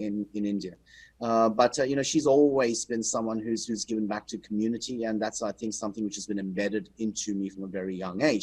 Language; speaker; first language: English; non-native, local second language; Bangla